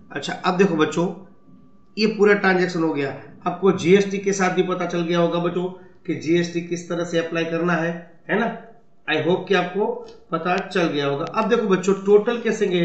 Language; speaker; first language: Hindi; non-native, local second language; Gujarati